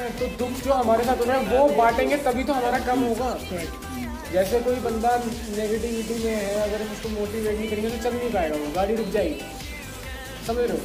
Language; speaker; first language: Hindi; native; Hindi